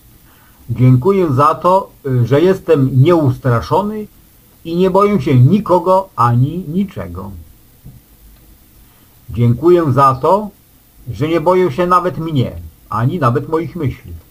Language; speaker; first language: Polish; native; Polish